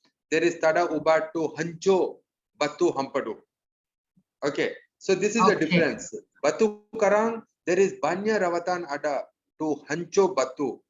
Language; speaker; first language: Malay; non-native, local second language; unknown